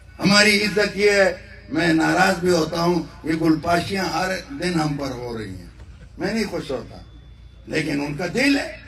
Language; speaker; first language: Urdu; non-native, local second language; Northern Hindko